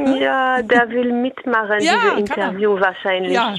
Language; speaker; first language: German; non-native, fluent; French